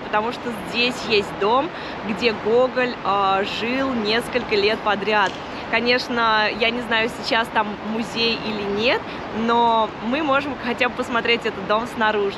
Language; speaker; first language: Russian; native; Russian